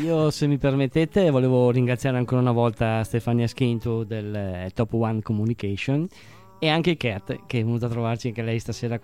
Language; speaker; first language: Italian; native; Italian